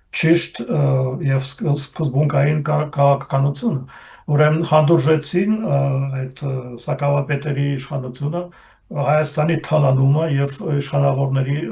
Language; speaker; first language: Armenian; non-native, fluent; German